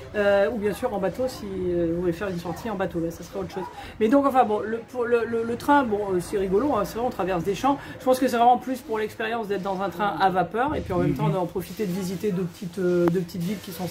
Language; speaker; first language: French; native; French